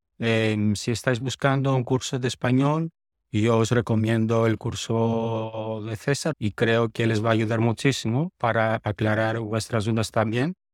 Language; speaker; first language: Spanish; non-native, fluent; Greek